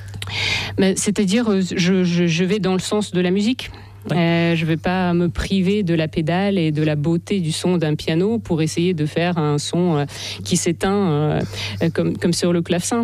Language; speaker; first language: French; non-native, fluent; Russian